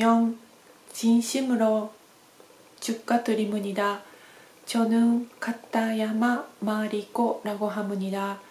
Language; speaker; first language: Korean; non-native, learner; Japanese